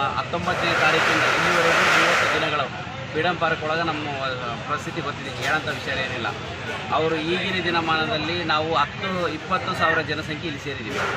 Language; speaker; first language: Kannada; native; Kannada